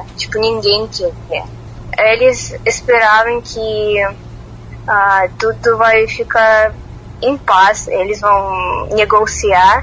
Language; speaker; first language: Portuguese; non-native, fluent; Russian